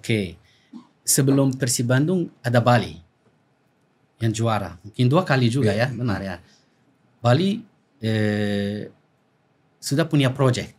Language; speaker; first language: Indonesian; non-native, fluent; Arabic